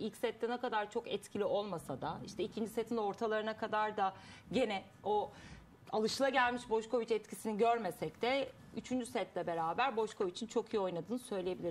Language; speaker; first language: Turkish; native; Turkish